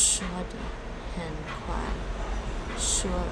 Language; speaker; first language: Chinese; non-native, learner; English